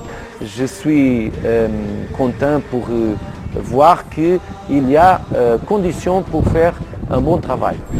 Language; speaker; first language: French; non-native, learner; Portuguese